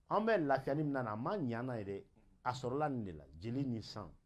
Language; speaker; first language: French; non-native, local second language; Bambara